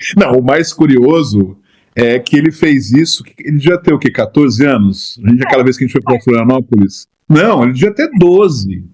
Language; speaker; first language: Portuguese; native; Portuguese